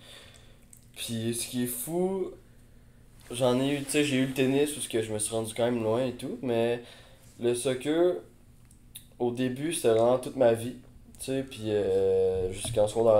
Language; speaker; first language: French; native; French